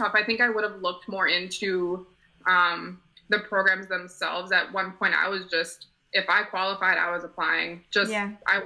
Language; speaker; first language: English; native; English